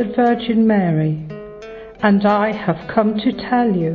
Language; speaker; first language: English; native; English